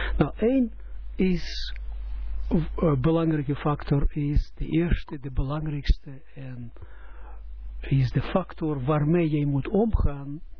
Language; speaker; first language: Dutch; non-native, fluent; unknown